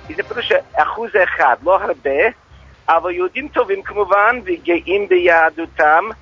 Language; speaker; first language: Hebrew; non-native, fluent; English